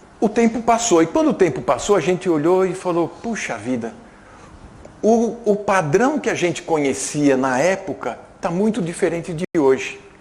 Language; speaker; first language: Portuguese; native; Portuguese